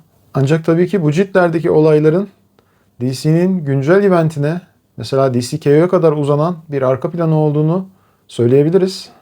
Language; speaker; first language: Turkish; native; Turkish